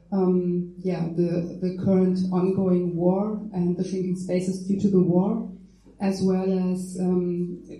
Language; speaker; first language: English; non-native, fluent; Ukrainian